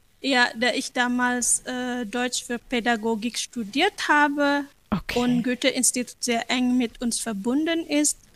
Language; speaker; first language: German; non-native, fluent; Indonesian